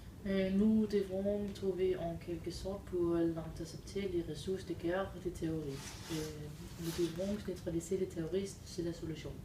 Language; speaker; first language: French; non-native, learner; Danish